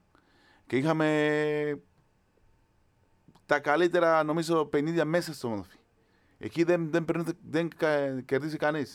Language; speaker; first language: Greek; non-native, learner; Spanish